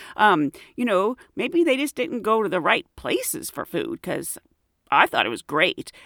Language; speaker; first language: English; native; English